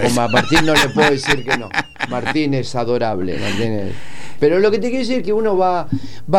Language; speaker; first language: Spanish; native; Spanish